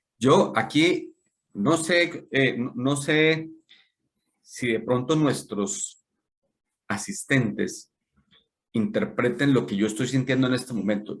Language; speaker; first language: Spanish; native; Spanish